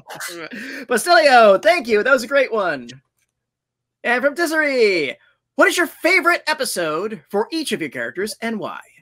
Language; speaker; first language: English; native; English